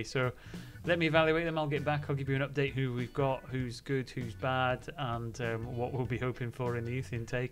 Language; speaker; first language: English; native; English